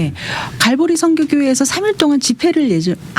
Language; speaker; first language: Korean; native; Korean